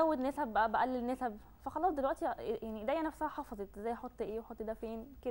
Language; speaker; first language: Arabic; native; Arabic